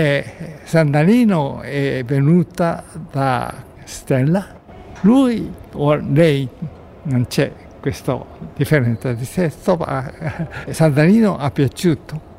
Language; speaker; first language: Italian; non-native, learner; Japanese